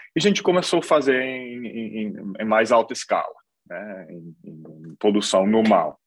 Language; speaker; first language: Portuguese; non-native, fluent; Dutch